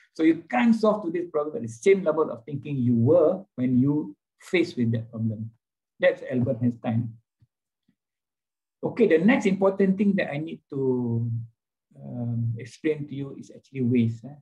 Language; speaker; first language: English; non-native, local second language; Malay